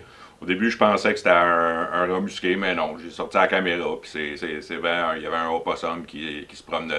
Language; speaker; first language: French; native; French